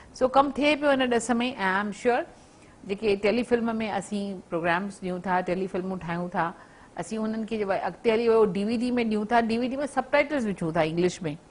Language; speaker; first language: Sindhi; early bilingual, heritage; Sindhi